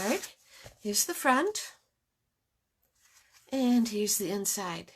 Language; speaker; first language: English; native; English